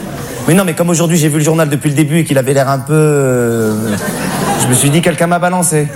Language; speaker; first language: French; native; French